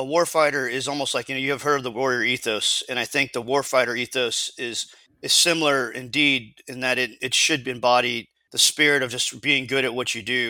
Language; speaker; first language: English; native; English